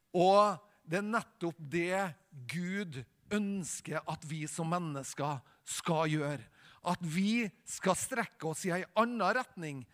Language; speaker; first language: Norwegian; native; Norwegian